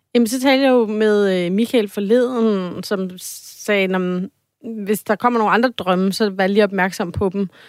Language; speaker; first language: Danish; native; Danish